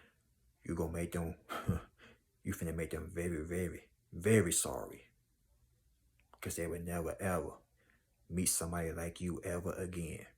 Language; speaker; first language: English; native; English